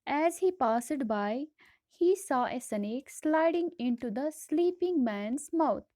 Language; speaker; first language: English; non-native, local second language; Hindi